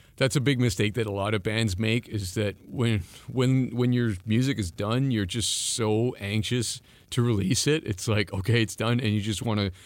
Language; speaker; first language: English; non-native, fluent; French